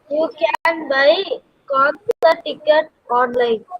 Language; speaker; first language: English; non-native, learner; Tamil